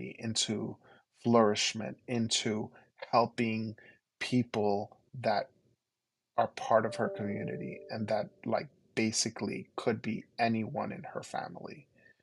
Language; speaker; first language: English; early bilingual, other home language; Spanish